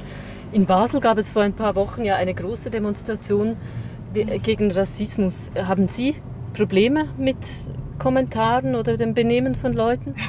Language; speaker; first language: German; native; German